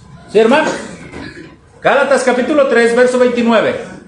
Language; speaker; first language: Spanish; native; Spanish